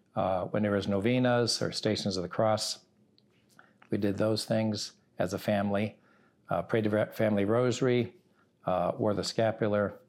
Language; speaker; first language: English; early bilingual, other home language; Italian